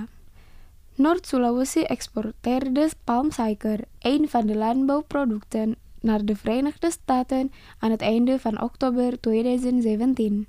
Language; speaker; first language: Dutch; non-native, fluent; Indonesian